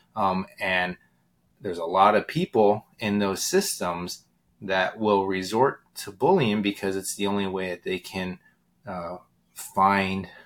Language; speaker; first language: English; native; English